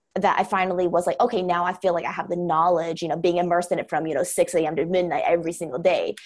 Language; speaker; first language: English; non-native, fluent; Chinese